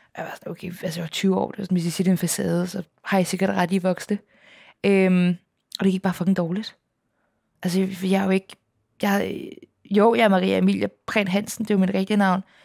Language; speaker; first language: Danish; native; Danish